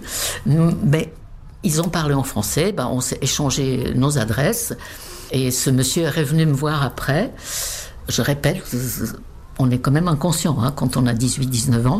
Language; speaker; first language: French; non-native, fluent; Czech